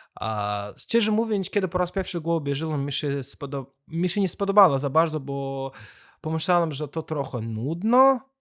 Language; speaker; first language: Polish; non-native, fluent; Azerbaijani